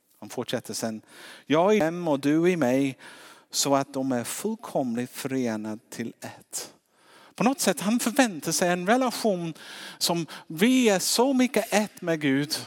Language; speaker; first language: Swedish; non-native, fluent; English